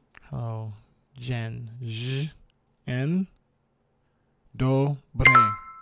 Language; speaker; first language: Polish; non-native, learner; English